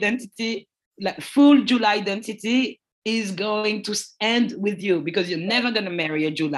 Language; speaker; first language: English; non-native, fluent; French